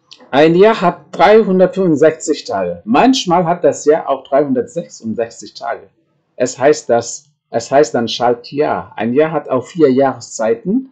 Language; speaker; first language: German; non-native, fluent; Indonesian